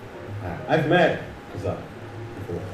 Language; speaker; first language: English; non-native, fluent; Indonesian